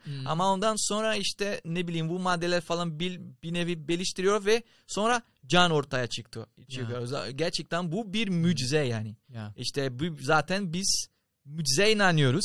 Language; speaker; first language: Turkish; non-native, fluent; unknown